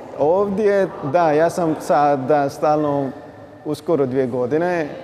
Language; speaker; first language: Croatian; non-native, learner; Punjabi